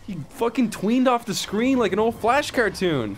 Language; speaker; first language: English; native; English